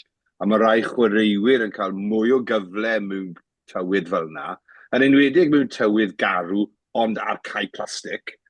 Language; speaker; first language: Welsh; native; Welsh